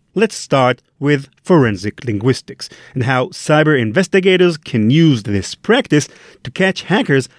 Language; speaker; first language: English; non-native, fluent; Hebrew